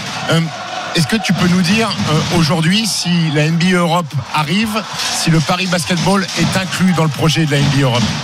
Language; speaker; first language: French; native; French